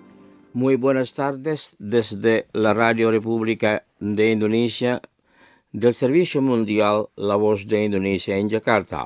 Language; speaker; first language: Spanish; non-native, fluent; Indonesian